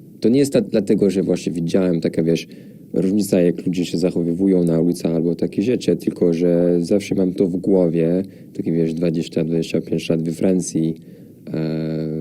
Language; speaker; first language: Polish; non-native, fluent; French